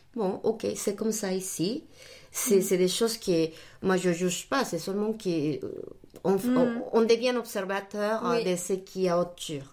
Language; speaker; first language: French; non-native, fluent; Spanish